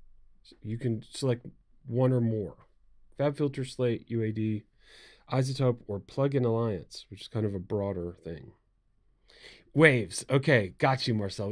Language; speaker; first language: English; native; English